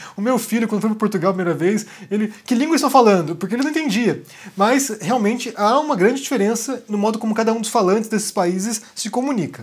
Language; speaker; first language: Portuguese; native; Portuguese